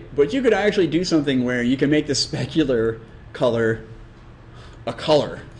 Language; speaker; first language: English; native; English